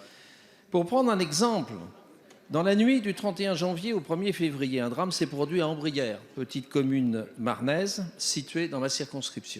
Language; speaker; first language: French; native; French